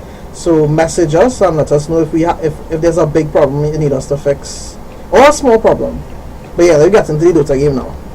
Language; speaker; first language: English; native; English